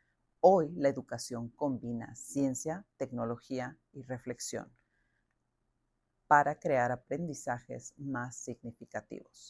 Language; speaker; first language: Spanish; native; Spanish